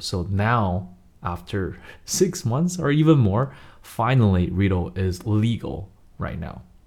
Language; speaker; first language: English; non-native, fluent; Chinese